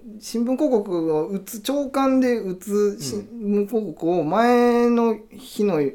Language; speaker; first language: Japanese; native; Japanese